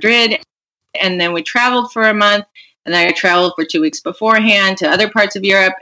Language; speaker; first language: English; native; English